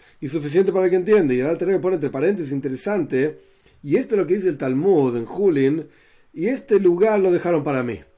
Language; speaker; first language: Spanish; native; Spanish